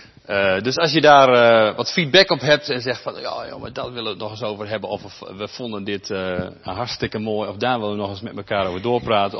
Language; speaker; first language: Dutch; native; Dutch